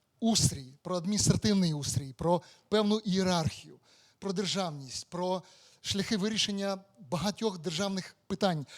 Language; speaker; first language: Ukrainian; native; Ukrainian